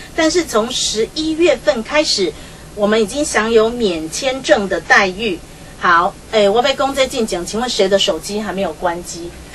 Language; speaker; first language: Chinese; native; Chinese